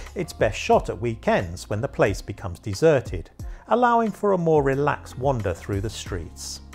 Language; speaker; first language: English; native; English